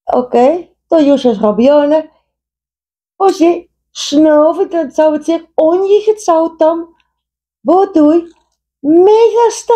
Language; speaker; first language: Polish; non-native, learner; Dutch